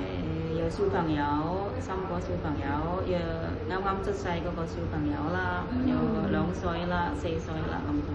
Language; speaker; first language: Cantonese; non-native, fluent; Indonesian